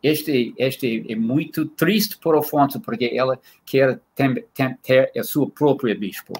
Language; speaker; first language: Portuguese; non-native, fluent; English